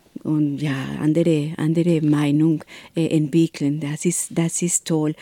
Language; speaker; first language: German; non-native, learner; Spanish